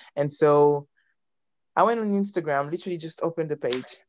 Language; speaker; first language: English; non-native, fluent; French